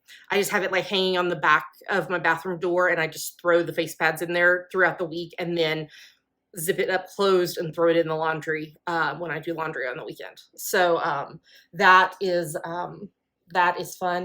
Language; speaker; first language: English; native; English